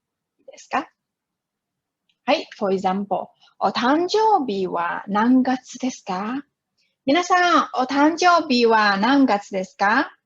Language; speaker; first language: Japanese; non-native, fluent; Chinese